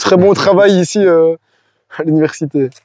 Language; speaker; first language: French; native; French